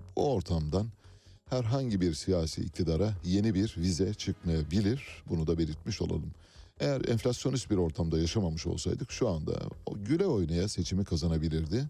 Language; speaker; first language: Turkish; native; Turkish